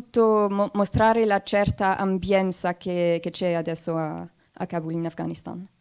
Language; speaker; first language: Italian; non-native, fluent; French